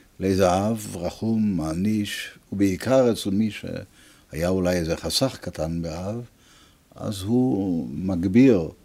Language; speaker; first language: Hebrew; early bilingual, other home language; Italian